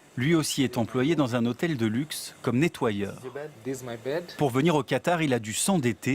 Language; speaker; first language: French; native; French